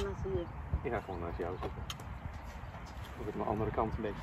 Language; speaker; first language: Dutch; native; Dutch